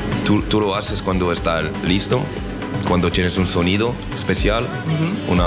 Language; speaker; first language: Spanish; non-native, learner; French